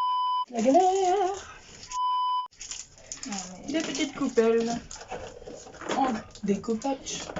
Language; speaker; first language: French; native; French